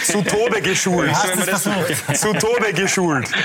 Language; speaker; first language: German; native; German